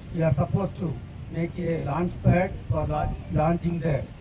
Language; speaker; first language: English; non-native, local second language; Tamil